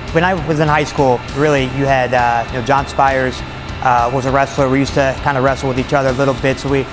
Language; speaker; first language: English; native; English